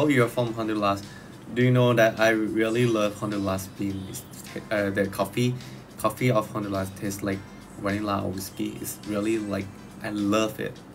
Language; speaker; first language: English; non-native, learner; Thai